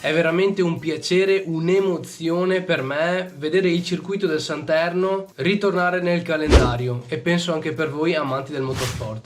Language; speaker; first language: Italian; native; Italian